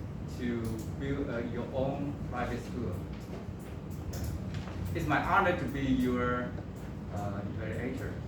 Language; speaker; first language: English; non-native, local second language; Chinese